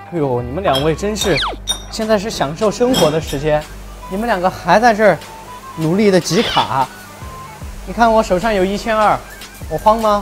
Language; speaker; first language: Chinese; native; Chinese